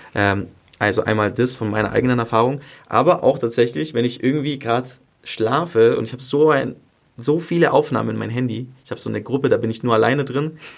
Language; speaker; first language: German; early bilingual, other home language; Greek